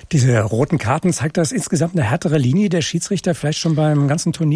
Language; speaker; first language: German; native; German